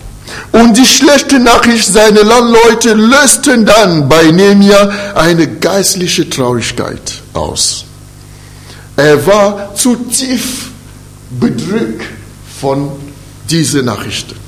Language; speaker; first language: German; non-native, fluent; French